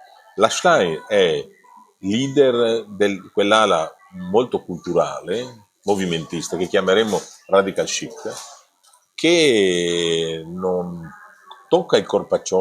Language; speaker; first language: Italian; native; Italian